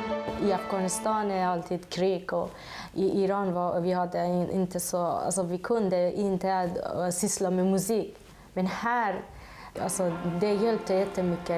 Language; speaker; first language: Swedish; non-native, learner; Persian